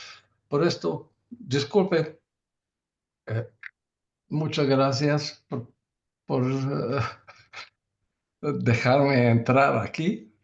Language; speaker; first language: Spanish; non-native, learner; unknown